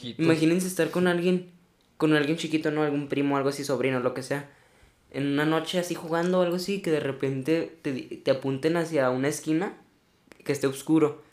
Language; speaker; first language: Spanish; native; Spanish